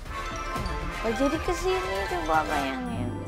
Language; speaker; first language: Indonesian; native; Indonesian